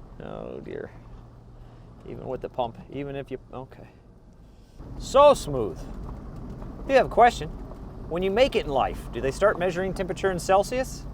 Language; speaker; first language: English; native; English